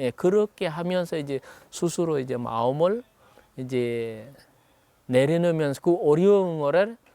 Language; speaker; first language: Korean; non-native, fluent; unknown